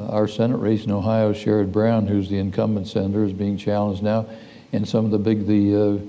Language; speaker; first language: English; native; English